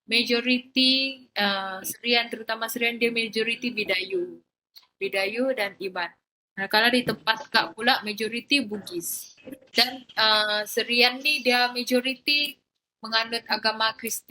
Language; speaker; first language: Malay; native; Malay